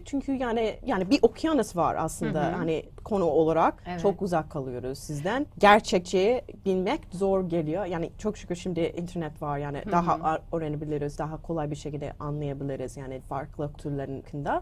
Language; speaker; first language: Turkish; non-native, learner; English